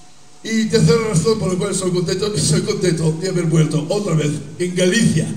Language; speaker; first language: Spanish; non-native, fluent; Italian